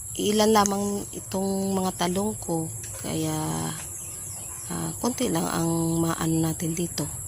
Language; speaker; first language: Filipino; native; Filipino